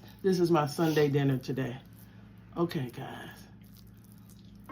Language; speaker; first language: English; native; English